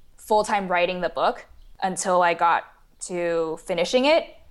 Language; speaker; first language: English; non-native, fluent; Chinese